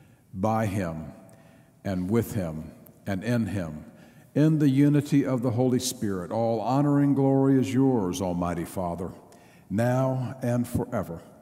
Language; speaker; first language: English; native; English